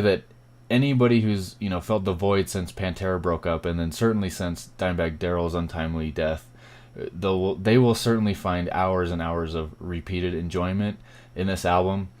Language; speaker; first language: English; native; English